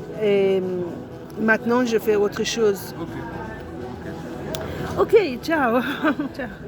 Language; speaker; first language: French; non-native, learner; Italian